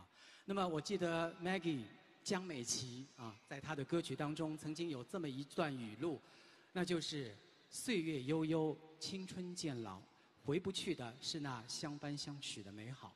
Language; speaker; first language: Chinese; native; Chinese